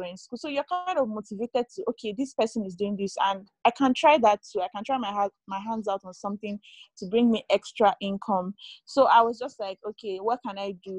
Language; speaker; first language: English; non-native, local second language; Yoruba